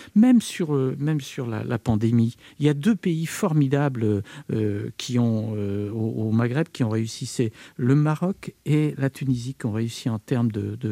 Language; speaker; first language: French; native; French